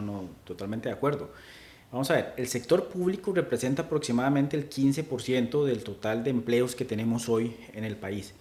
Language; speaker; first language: Spanish; native; Spanish